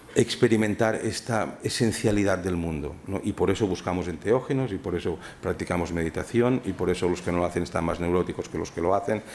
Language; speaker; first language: Spanish; non-native, local second language; Catalan